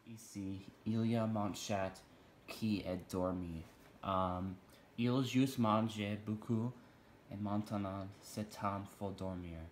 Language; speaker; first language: French; non-native, learner; English